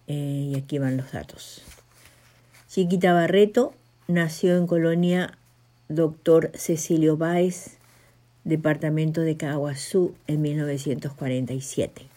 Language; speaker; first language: Spanish; native; Spanish